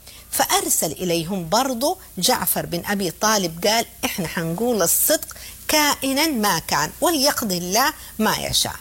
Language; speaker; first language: Arabic; native; Arabic